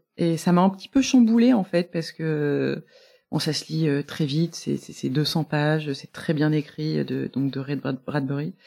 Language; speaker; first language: French; native; French